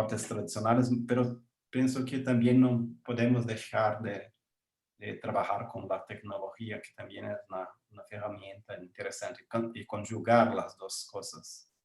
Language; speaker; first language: Spanish; non-native, learner; Portuguese